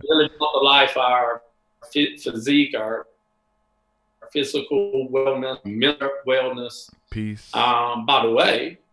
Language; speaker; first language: English; native; English